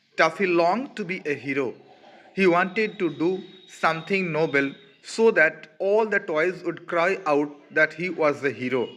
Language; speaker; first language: English; non-native, local second language; Bangla